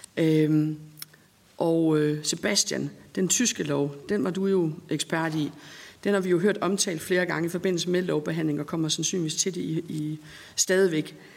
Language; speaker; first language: Danish; native; Danish